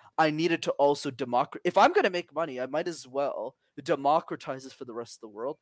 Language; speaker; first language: English; early bilingual, other home language; Tamil